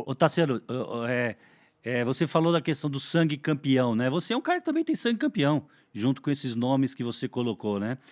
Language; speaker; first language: Portuguese; native; Portuguese